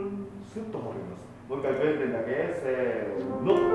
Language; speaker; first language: Japanese; native; Japanese